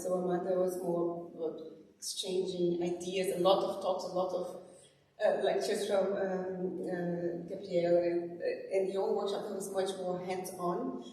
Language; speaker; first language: English; non-native, fluent; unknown